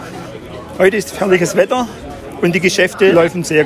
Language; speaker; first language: German; native; German